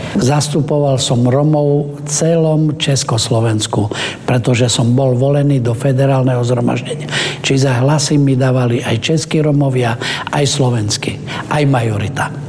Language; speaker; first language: Slovak; non-native, local second language; Romany